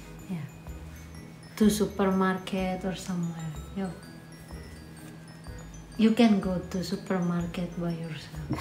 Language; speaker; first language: English; non-native, fluent; Indonesian